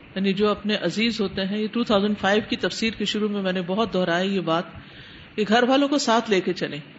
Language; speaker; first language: Urdu; native; Urdu